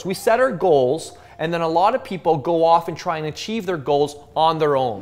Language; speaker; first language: English; native; English